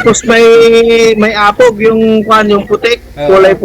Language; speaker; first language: Filipino; non-native, local second language; Iloko